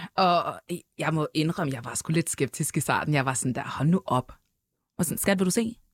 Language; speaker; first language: Danish; early bilingual, other home language; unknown